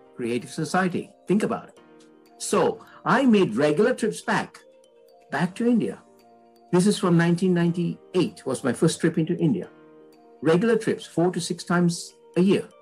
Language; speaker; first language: English; non-native, local second language; Tamil